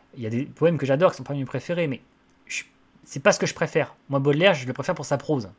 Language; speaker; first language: French; native; French